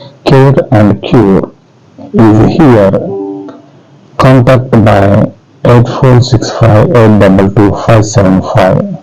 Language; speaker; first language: English; non-native, local second language; Telugu